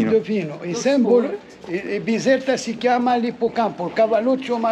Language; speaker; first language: Italian; non-native, learner; Arabic